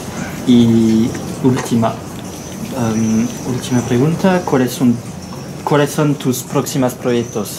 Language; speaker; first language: Spanish; non-native, learner; French